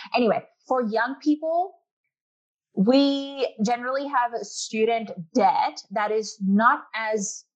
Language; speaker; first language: English; non-native, local second language; Urdu